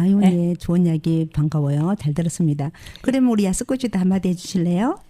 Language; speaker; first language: Korean; native; Korean